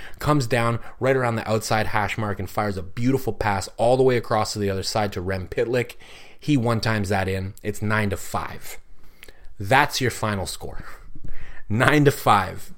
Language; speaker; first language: English; native; English